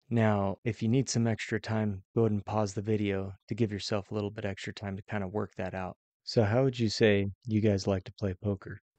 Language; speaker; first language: English; native; English